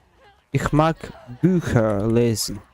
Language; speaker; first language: German; non-native, learner; Russian